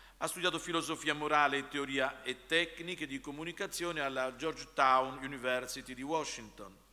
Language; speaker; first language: Italian; native; Italian